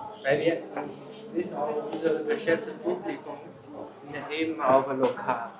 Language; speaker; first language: German; non-native, learner; Chinese